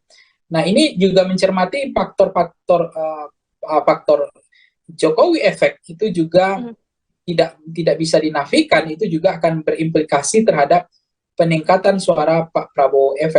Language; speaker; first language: Indonesian; native; Indonesian